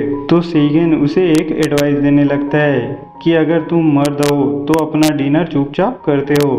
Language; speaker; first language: Hindi; native; Hindi